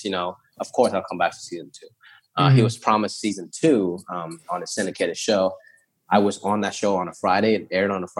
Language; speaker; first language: English; early bilingual, other home language; Cantonese